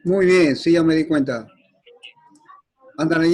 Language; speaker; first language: Spanish; native; Spanish